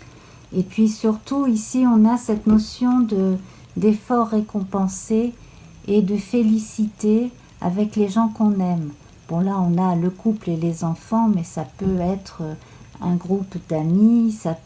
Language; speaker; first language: French; native; French